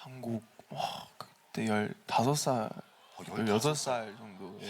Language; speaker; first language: Korean; early bilingual, heritage; Korean